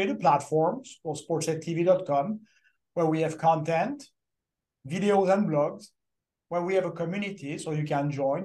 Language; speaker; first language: English; non-native, fluent; French